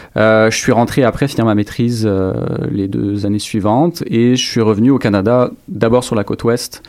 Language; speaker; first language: French; native; French